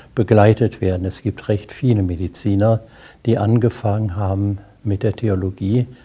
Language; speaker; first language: German; native; German